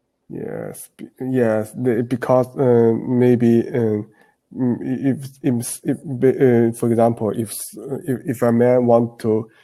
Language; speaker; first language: English; non-native, learner; Chinese